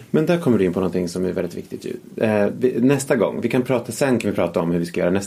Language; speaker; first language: Swedish; native; Swedish